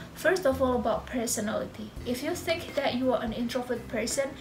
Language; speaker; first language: English; non-native, fluent; Indonesian